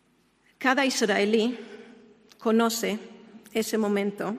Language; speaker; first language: Spanish; non-native, fluent; Hebrew